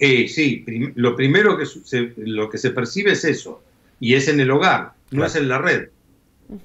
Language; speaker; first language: Spanish; native; Spanish